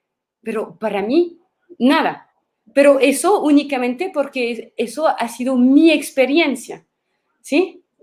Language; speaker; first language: Spanish; non-native, fluent; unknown